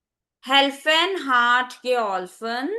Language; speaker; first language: German; non-native, learner; Hindi